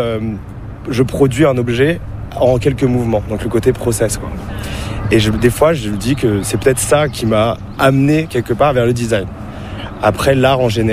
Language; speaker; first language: French; native; French